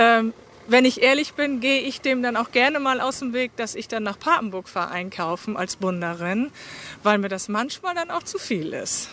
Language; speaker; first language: German; native; German